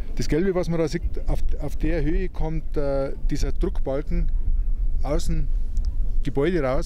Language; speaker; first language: German; native; German